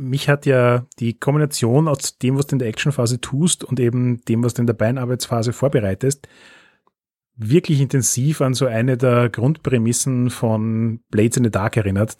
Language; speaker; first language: German; native; German